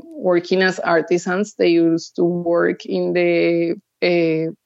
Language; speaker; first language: English; early bilingual, other home language; Spanish